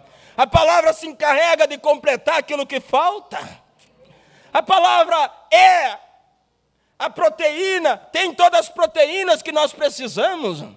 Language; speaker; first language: Portuguese; native; Portuguese